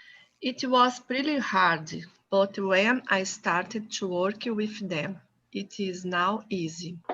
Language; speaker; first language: English; non-native, learner; Portuguese